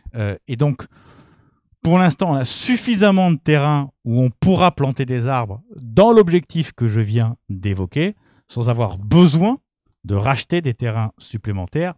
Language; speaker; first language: French; native; French